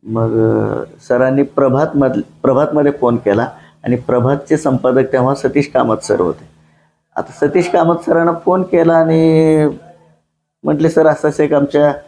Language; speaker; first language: Marathi; non-native, local second language; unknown